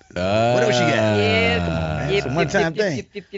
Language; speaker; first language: English; native; English